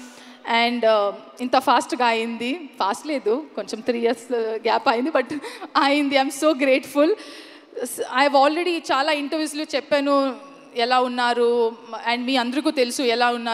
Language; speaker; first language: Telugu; non-native, learner; Kannada